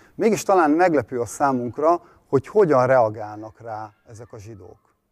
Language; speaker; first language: Hungarian; native; Hungarian